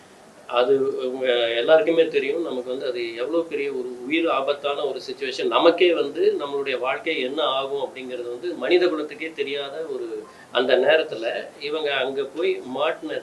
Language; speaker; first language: Tamil; native; Tamil